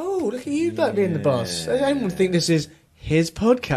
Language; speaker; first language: English; native; English